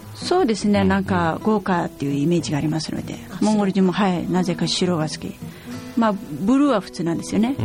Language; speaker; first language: Japanese; non-native, fluent; Mongolian